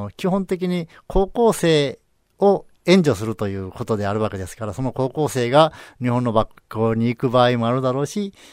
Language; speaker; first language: Japanese; native; Japanese